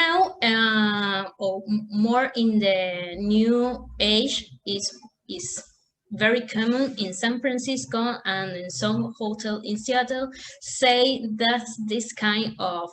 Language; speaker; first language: English; non-native, learner; Spanish